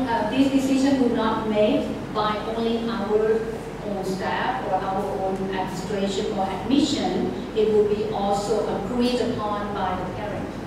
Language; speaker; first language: English; non-native, fluent; Thai